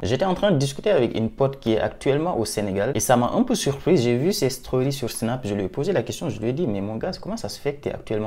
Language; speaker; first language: French; non-native, local second language; Wolof